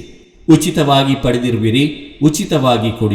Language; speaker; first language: Kannada; native; Kannada